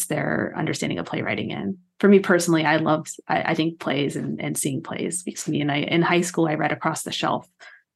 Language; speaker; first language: English; native; English